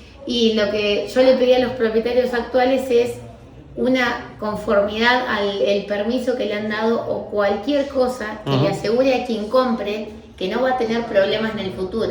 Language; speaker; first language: Spanish; native; Spanish